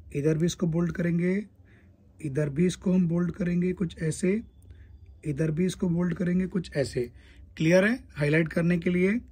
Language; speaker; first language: Hindi; native; Hindi